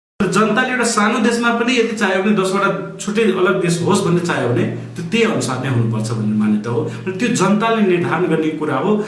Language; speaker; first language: Nepali; non-native, local second language; Maithili